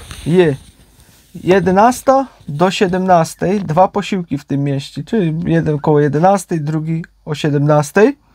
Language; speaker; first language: Polish; native; Polish